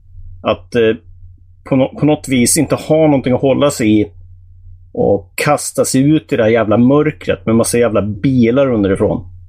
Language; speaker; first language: Swedish; native; Swedish